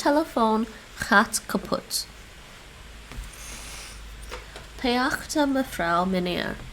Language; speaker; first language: Dutch; non-native, learner; English